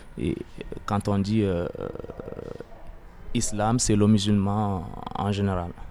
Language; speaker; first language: French; non-native, fluent; Arabic